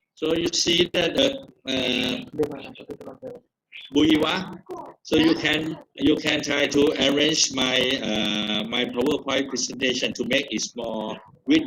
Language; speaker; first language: English; non-native, fluent; Thai